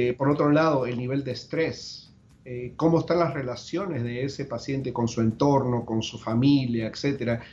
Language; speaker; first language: Spanish; native; Spanish